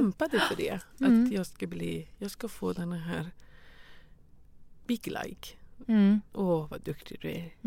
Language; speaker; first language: Swedish; non-native, fluent; Persian